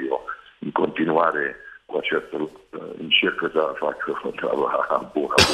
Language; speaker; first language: Romanian; non-native, fluent; Italian